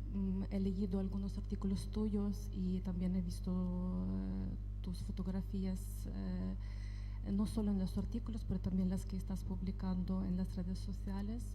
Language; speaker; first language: Spanish; non-native, fluent; Ukrainian